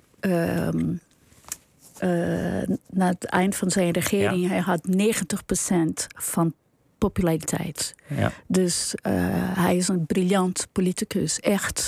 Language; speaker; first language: Dutch; non-native, fluent; Portuguese